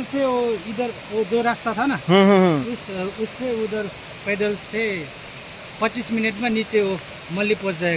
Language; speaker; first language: Hindi; non-native, local second language; Nepali